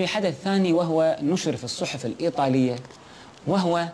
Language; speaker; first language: Arabic; native; Arabic